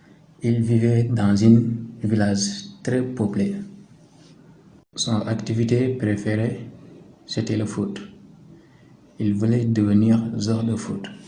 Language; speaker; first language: French; non-native, learner; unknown